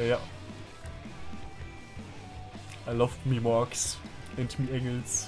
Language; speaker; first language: English; non-native, fluent; German